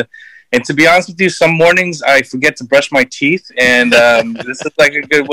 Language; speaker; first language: English; early bilingual, other home language; Filipino